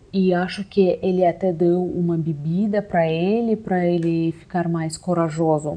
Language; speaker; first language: Portuguese; non-native, fluent; Russian